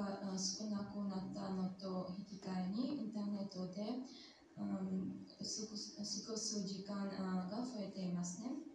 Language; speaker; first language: Japanese; non-native, fluent; Armenian